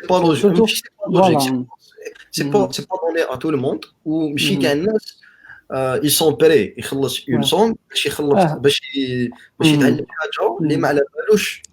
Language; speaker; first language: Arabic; native; Arabic